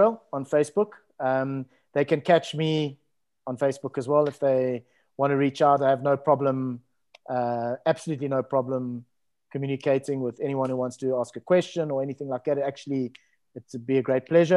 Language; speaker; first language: English; native; English